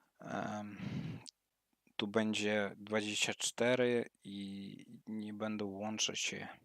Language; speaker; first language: Polish; non-native, learner; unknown